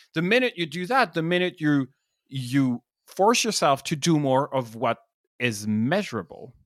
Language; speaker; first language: English; non-native, fluent; French